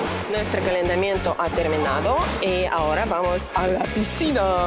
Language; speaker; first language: Spanish; non-native, learner; Russian